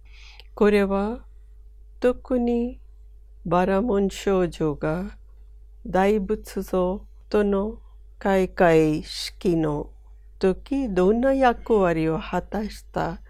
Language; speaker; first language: Japanese; non-native, fluent; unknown